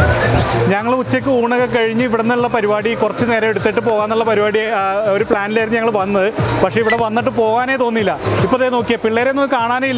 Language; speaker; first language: Malayalam; native; Malayalam